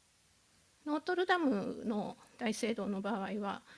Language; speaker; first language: Japanese; native; Japanese